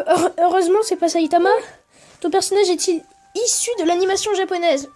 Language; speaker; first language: French; native; French